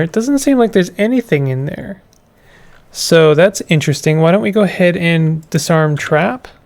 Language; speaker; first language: English; native; English